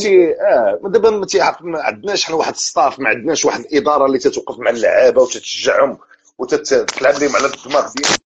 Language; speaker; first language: Arabic; native; Arabic